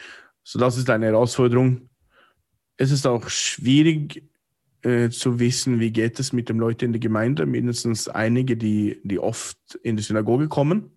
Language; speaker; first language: German; non-native, fluent; English